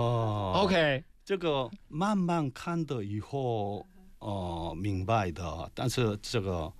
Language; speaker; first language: Chinese; non-native, learner; Korean